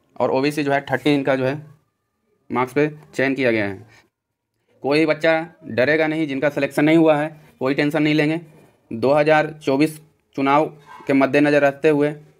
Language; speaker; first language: Hindi; native; Hindi